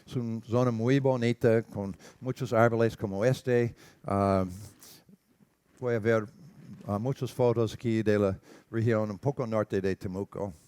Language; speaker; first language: Spanish; non-native, learner; English